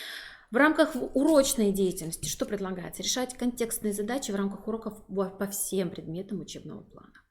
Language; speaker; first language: Russian; native; Russian